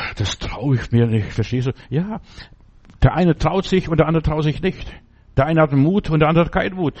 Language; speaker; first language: German; early bilingual, other home language; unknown